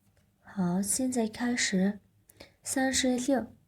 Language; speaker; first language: Chinese; non-native, fluent; Mongolian